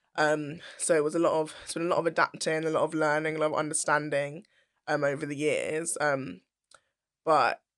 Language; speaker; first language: English; native; English